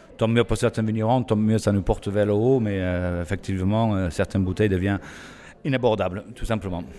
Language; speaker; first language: French; non-native, fluent; English